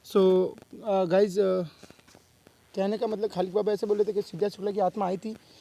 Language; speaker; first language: Hindi; native; Hindi